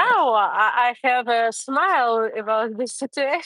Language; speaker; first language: English; non-native, learner; Russian